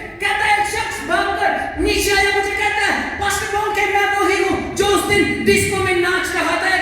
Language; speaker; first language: Urdu; non-native, local second language; Punjabi